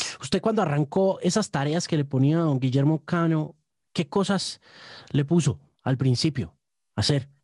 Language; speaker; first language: Spanish; native; Spanish